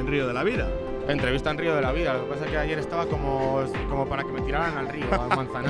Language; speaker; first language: Spanish; native; Spanish